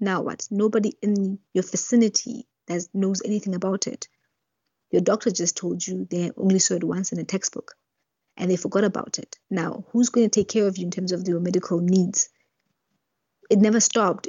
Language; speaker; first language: English; non-native, local second language; Southern Sotho